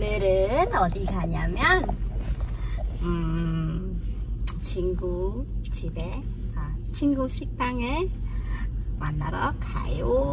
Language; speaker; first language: Korean; non-native, learner; Khmer